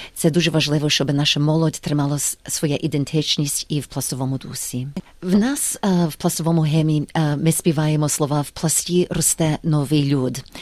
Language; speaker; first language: Ukrainian; early bilingual, heritage; Ukrainian